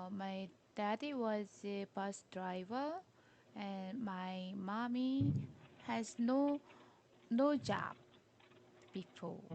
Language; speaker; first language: English; non-native, learner; Korean